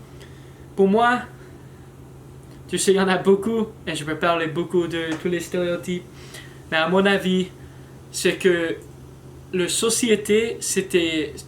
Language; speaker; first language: French; non-native, learner; English